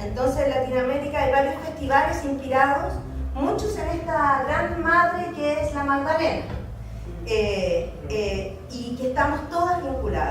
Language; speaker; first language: Spanish; native; Spanish